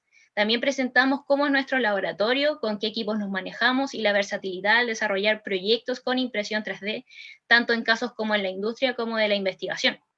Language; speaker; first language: Spanish; native; Spanish